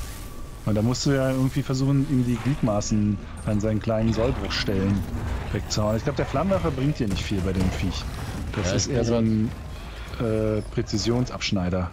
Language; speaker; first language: German; native; German